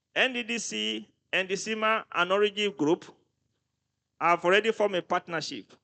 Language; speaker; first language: English; non-native, local second language; Yoruba